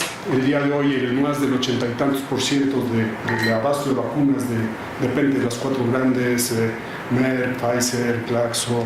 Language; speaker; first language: Spanish; native; Spanish